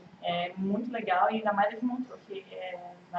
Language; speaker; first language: Portuguese; native; Portuguese